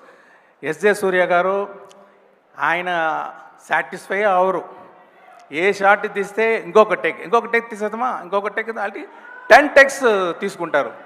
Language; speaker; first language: Telugu; non-native, learner; Tamil